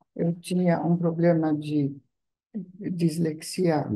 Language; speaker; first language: Portuguese; non-native, fluent; Italian